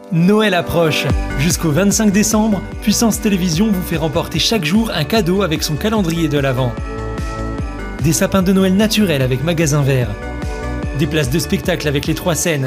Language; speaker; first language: French; native; French